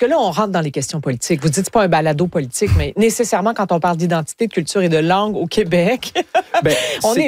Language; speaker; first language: French; native; French